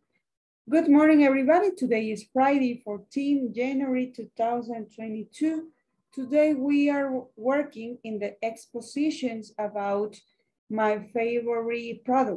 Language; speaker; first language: English; non-native, learner; Spanish